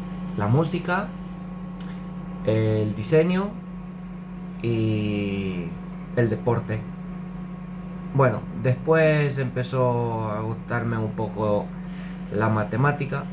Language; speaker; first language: Spanish; non-native, fluent; Romanian